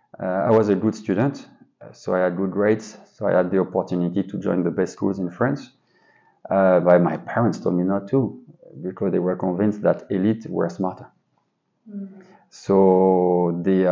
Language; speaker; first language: English; non-native, fluent; French